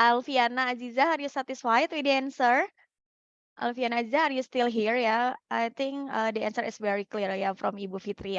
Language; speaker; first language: English; non-native, fluent; Indonesian